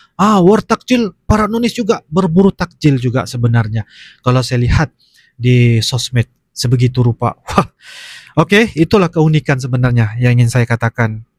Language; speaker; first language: Malay; native; Malay